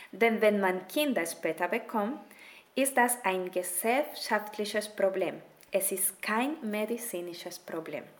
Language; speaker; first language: German; non-native, fluent; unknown